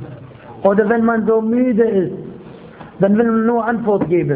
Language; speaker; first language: German; non-native, fluent; Arabic